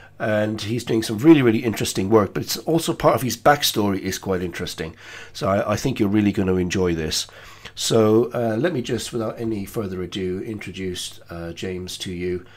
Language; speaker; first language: English; native; English